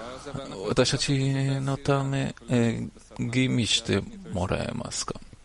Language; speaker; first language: Japanese; non-native, learner; Hebrew